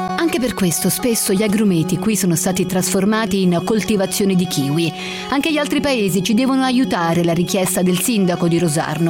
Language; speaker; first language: Italian; native; Italian